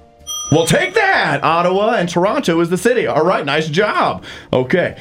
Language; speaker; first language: English; native; English